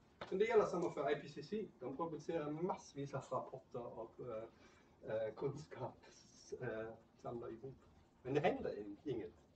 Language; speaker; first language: Swedish; non-native, fluent; German